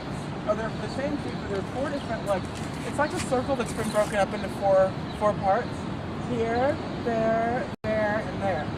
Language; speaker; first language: English; native; English